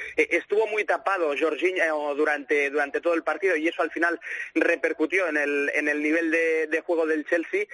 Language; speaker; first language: Spanish; native; Spanish